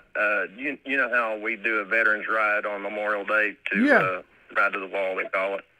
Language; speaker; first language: English; native; English